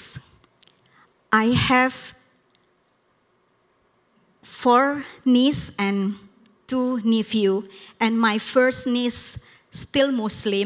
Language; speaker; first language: English; non-native, learner; Indonesian